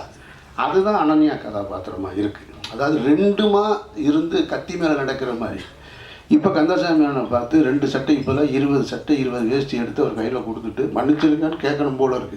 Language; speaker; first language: Tamil; native; Tamil